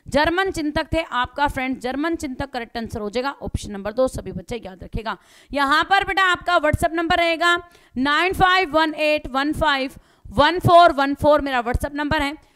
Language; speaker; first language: Hindi; native; Hindi